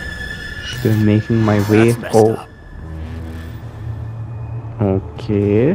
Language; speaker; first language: English; native; English